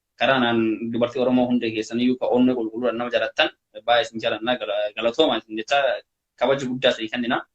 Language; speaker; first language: Oromo; native; Oromo